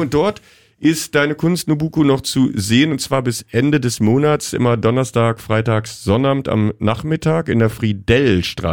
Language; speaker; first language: German; native; German